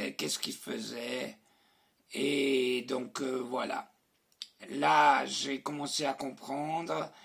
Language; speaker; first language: French; non-native, fluent; Spanish